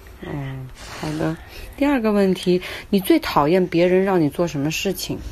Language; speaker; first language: Chinese; native; Chinese